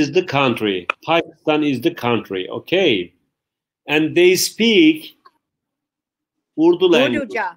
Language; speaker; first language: English; non-native, fluent; Turkish